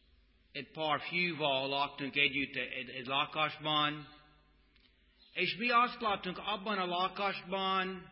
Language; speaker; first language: Hungarian; non-native, fluent; English